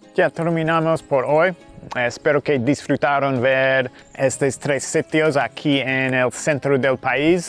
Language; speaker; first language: Spanish; non-native, fluent; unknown